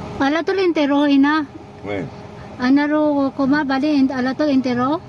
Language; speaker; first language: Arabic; non-native, learner; Filipino